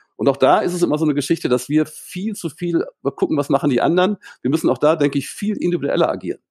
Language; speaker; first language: German; native; German